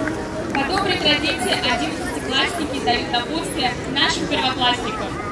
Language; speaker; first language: Russian; native; Russian